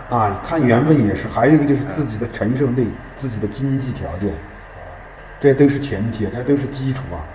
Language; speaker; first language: Chinese; native; Chinese